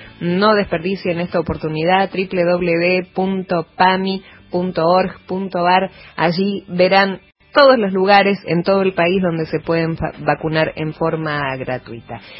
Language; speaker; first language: Spanish; native; Spanish